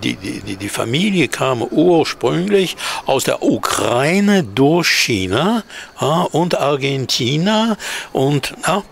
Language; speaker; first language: German; non-native, fluent; Hebrew